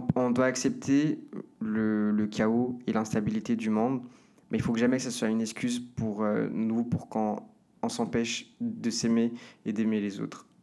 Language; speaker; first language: French; non-native, fluent; Portuguese